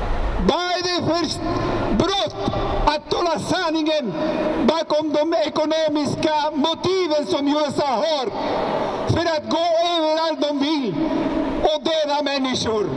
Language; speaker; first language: Swedish; non-native, fluent; Spanish